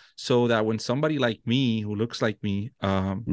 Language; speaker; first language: English; non-native, fluent; Spanish